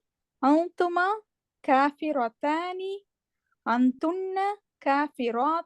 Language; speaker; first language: Arabic; non-native, learner; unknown